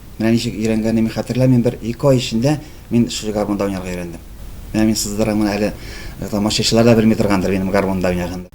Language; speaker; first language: Tatar; native; Tatar